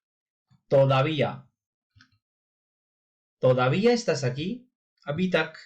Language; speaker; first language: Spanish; non-native, fluent; Urdu